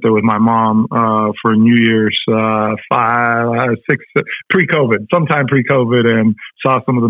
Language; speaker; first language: English; early bilingual, other home language; Spanish